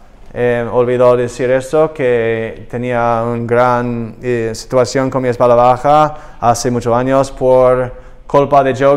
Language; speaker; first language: Spanish; non-native, learner; English